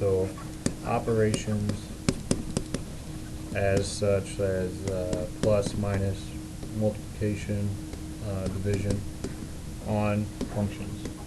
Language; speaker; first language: English; native; English